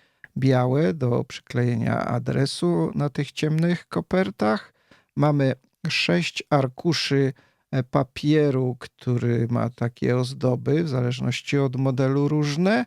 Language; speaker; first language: Polish; native; Polish